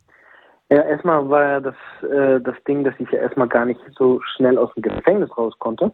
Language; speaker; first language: German; native; German